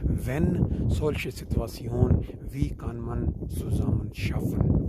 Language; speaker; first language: German; non-native, learner; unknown